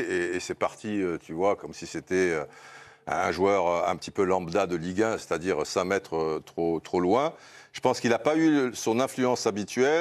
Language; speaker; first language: French; native; French